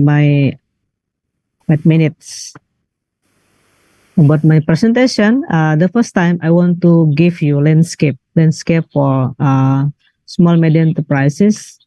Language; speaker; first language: English; non-native, learner; Indonesian